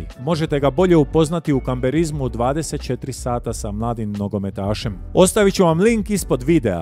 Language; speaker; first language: Croatian; native; Croatian